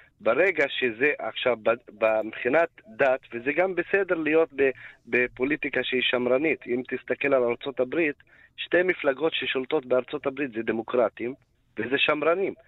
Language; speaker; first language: Hebrew; non-native, local second language; Arabic